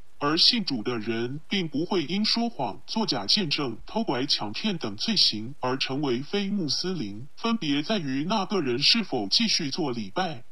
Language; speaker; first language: Chinese; non-native, local second language; Cantonese